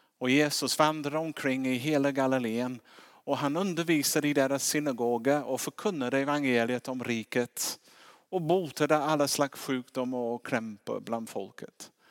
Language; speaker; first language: Swedish; non-native, fluent; English